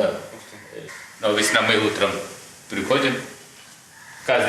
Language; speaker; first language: Russian; non-native, fluent; Nepali